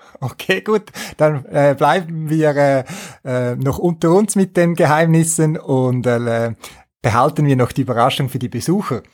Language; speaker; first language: German; native; German